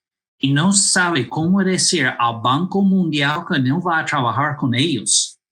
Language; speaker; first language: Spanish; non-native, fluent; English